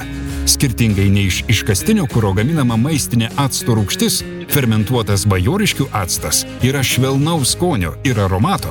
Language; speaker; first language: Lithuanian; native; Lithuanian